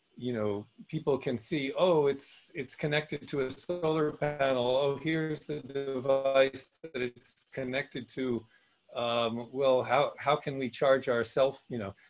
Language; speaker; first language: English; native; English